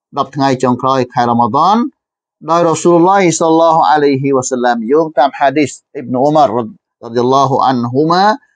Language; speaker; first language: Khmer; non-native, local second language; Western Cham